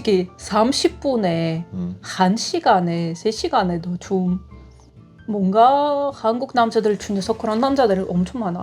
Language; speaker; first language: Korean; non-native, fluent; Russian